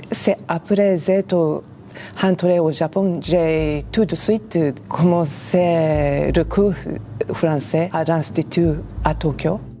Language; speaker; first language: French; non-native, learner; Japanese